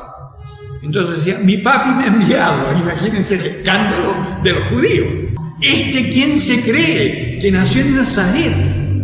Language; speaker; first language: Spanish; native; Spanish